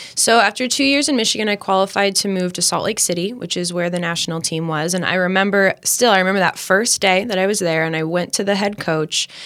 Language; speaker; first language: English; native; English